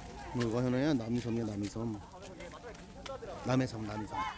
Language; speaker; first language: Korean; native; Korean